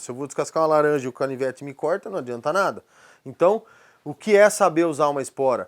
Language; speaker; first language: Portuguese; native; Portuguese